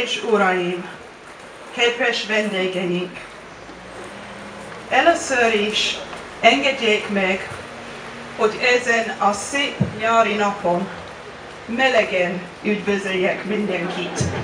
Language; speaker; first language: Hungarian; non-native, learner; English